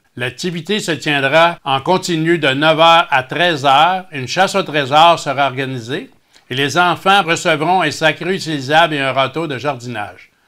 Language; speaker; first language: French; native; French